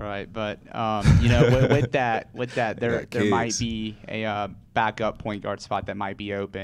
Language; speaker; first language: English; native; English